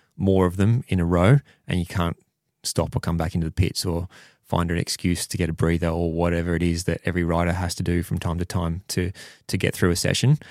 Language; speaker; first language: English; native; English